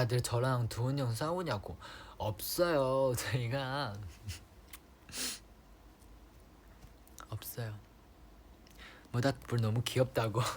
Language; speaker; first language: Korean; non-native, fluent; Chinese